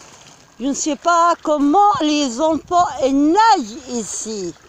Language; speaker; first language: French; non-native, learner; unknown